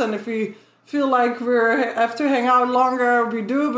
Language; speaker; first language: English; non-native, fluent; Dutch